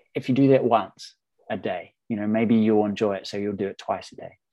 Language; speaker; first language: English; native; English